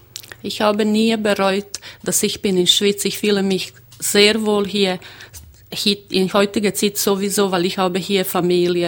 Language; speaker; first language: German; non-native, learner; Croatian